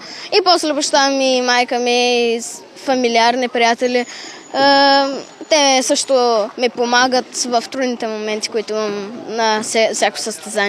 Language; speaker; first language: Bulgarian; early bilingual, heritage; Bulgarian